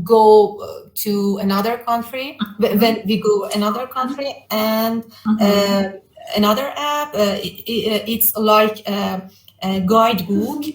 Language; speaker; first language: English; non-native, learner; Persian